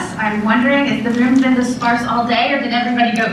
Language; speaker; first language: English; native; English